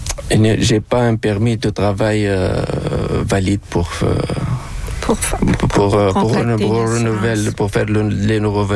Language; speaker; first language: French; non-native, local second language; Arabic